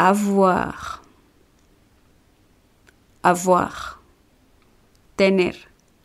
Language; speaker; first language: French; non-native, fluent; Spanish